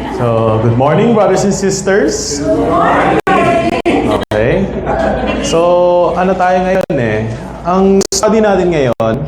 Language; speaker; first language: Filipino; native; Filipino